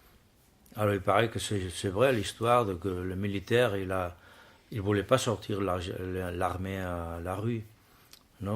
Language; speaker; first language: French; non-native, learner; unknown